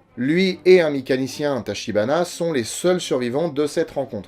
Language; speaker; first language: French; native; French